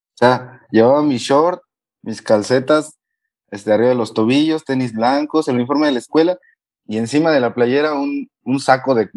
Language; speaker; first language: Spanish; native; Spanish